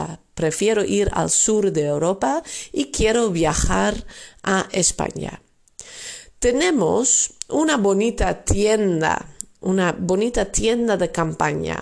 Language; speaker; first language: Spanish; non-native, fluent; Dutch